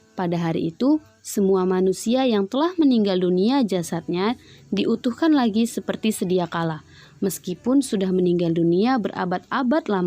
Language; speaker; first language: Indonesian; native; Indonesian